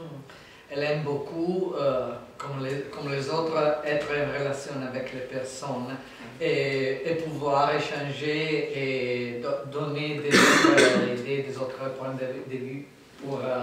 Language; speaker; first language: French; non-native, fluent; Italian